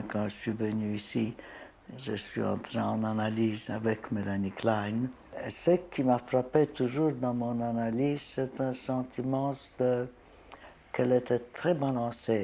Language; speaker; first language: French; non-native, fluent; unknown